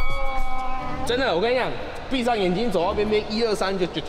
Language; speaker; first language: Chinese; native; Chinese